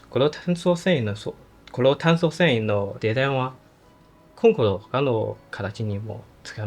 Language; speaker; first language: Japanese; non-native, learner; Chinese